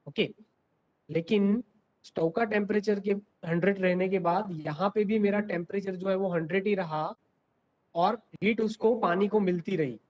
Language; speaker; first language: Hindi; non-native, local second language; Gujarati